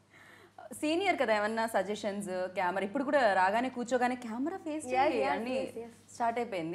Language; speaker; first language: Telugu; native; Telugu